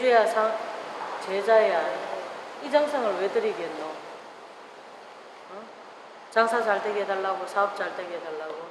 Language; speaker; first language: Korean; native; Korean